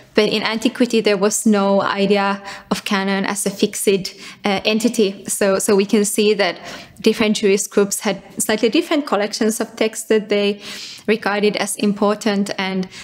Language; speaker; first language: English; non-native, fluent; Finnish